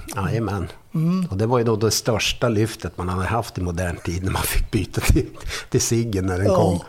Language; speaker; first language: Swedish; native; Swedish